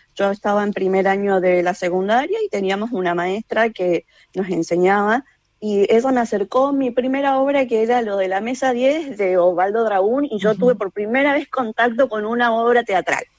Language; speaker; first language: Spanish; native; Spanish